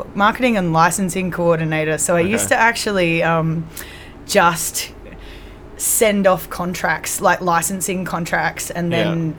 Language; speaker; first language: English; native; English